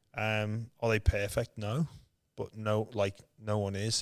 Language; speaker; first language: English; native; English